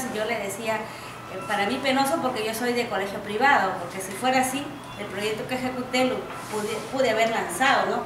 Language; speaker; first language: Spanish; native; Spanish